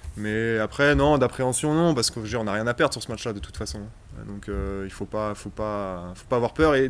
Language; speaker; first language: French; native; French